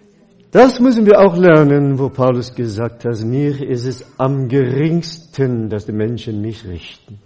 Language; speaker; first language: German; non-native, fluent; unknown